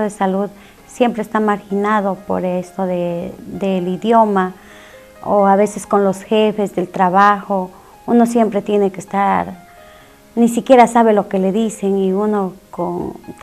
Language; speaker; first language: Spanish; native; Spanish